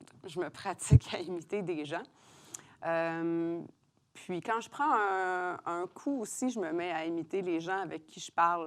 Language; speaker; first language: French; native; French